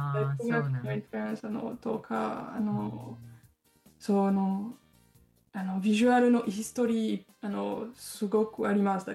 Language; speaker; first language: Japanese; non-native, learner; French